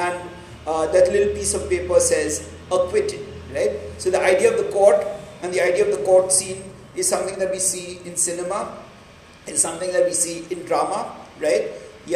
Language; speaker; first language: English; non-native, local second language; Marathi